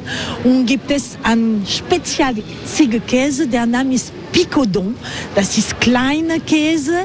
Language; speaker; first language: German; non-native, learner; French